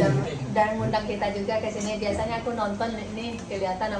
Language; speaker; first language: Indonesian; native; Indonesian